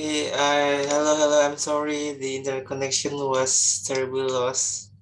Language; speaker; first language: English; non-native, learner; Indonesian